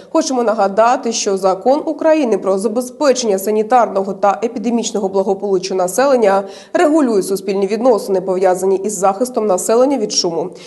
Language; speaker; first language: Ukrainian; native; Ukrainian